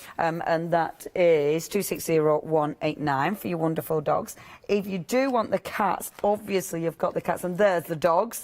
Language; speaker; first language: English; native; English